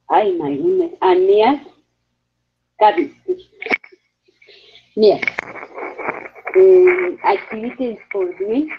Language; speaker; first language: English; non-native, learner; Spanish